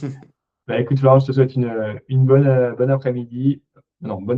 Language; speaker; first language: French; native; French